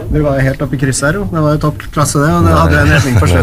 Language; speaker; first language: Norwegian; native; Norwegian